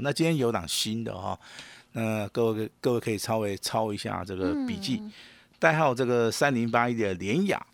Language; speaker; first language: Chinese; native; Chinese